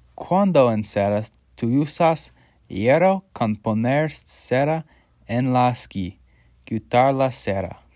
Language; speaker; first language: Spanish; non-native, learner; English